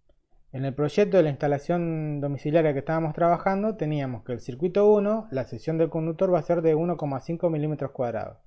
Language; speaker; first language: Spanish; native; Spanish